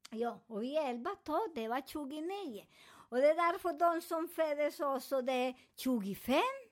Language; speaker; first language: Swedish; non-native, fluent; Spanish